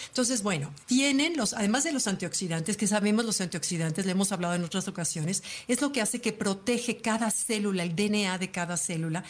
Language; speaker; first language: Spanish; native; Spanish